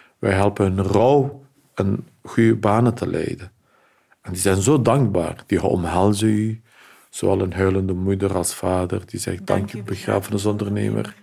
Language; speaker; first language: Dutch; early bilingual, other home language; Turkish